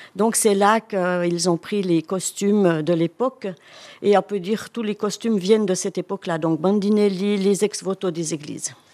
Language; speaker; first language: French; native; French